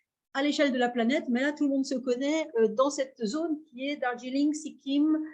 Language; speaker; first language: French; native; French